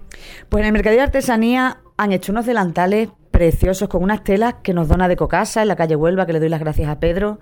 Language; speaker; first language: Spanish; native; Spanish